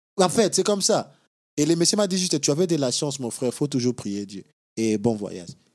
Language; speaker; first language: French; non-native, local second language; Lingala